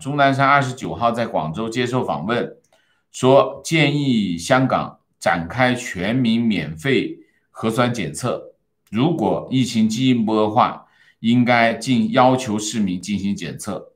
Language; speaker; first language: Chinese; native; Chinese